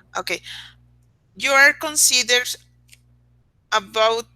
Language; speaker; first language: English; non-native, learner; Spanish